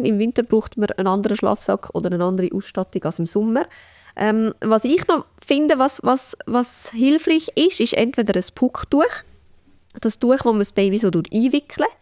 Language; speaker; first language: German; native; German